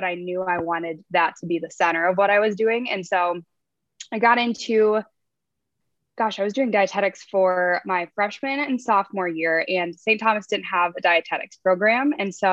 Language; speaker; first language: English; native; English